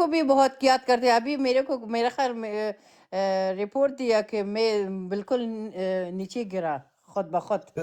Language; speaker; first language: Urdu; non-native, fluent; Persian